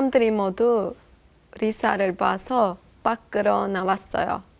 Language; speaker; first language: Korean; non-native, learner; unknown